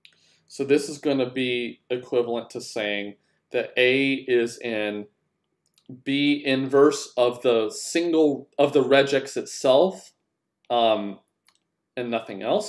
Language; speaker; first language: English; native; English